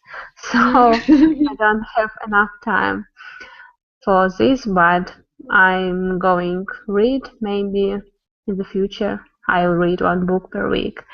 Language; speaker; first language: English; non-native, learner; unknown